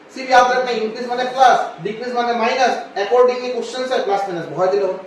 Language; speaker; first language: Hindi; non-native, local second language; Bangla